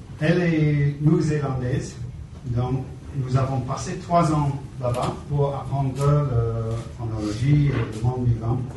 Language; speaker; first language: French; non-native, fluent; English